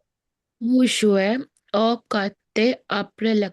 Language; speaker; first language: French; non-native, learner; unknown